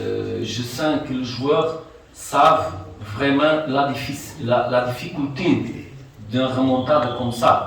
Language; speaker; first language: French; non-native, fluent; Portuguese